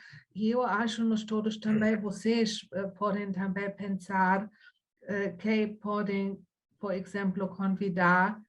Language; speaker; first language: Portuguese; non-native, fluent; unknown